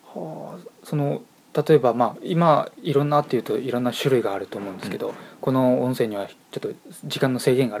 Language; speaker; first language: Japanese; native; Japanese